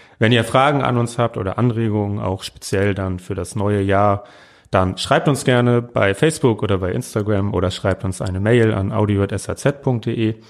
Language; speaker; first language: German; native; German